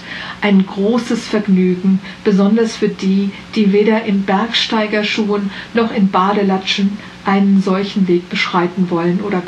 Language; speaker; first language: German; native; German